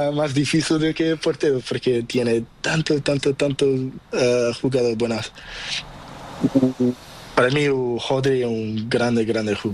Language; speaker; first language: Spanish; non-native, learner; Portuguese